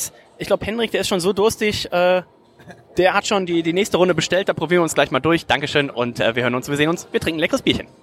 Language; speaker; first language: German; native; German